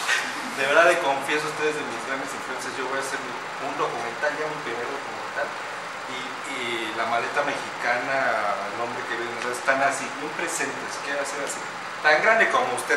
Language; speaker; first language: Spanish; native; Spanish